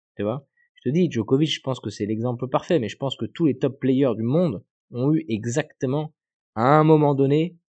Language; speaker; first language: French; native; French